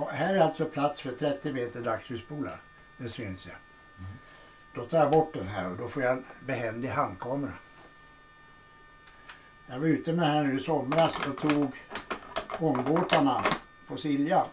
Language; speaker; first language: Swedish; native; Swedish